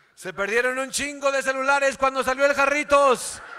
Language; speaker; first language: Spanish; native; Spanish